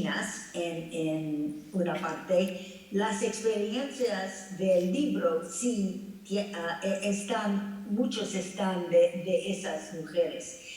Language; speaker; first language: Spanish; non-native, fluent; English